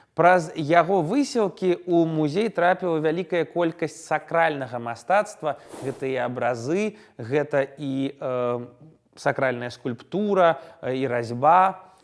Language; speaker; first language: Belarusian; non-native, local second language; Russian